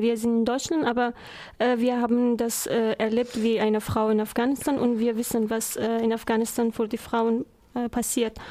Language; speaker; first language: German; non-native, learner; Persian